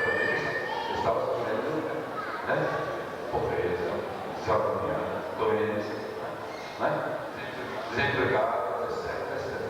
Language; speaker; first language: Portuguese; non-native, learner; Japanese